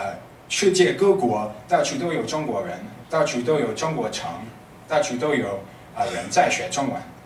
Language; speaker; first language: Chinese; non-native, fluent; English